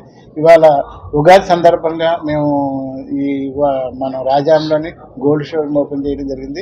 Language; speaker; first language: Telugu; native; Telugu